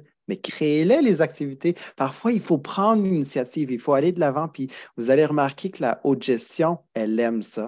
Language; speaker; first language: French; native; French